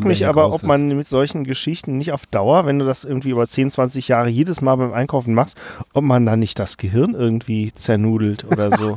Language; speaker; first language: German; native; German